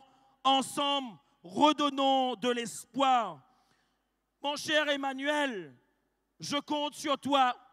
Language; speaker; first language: French; native; French